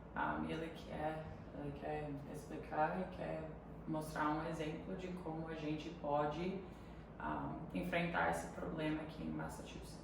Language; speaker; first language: Portuguese; early bilingual, heritage; Portuguese